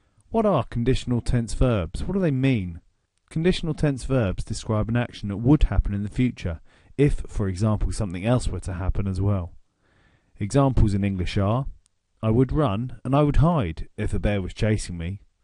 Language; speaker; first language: English; native; English